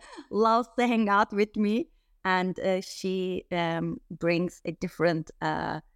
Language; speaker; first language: English; non-native, fluent; Turkish